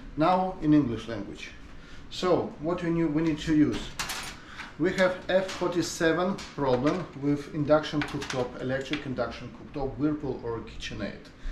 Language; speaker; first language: English; non-native, learner; Ukrainian